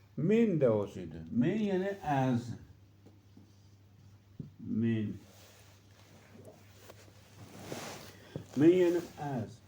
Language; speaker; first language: Persian; non-native, local second language; Azerbaijani